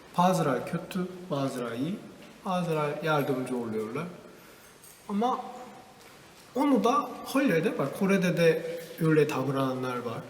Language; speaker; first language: Turkish; non-native, learner; Korean